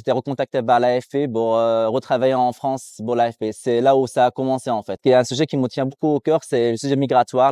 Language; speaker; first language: French; non-native, fluent; Arabic